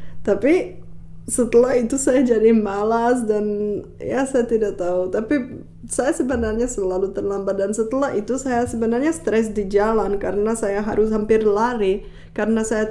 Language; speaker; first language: Indonesian; non-native, fluent; Czech